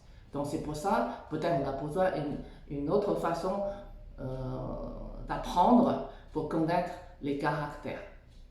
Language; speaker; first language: French; non-native, fluent; Chinese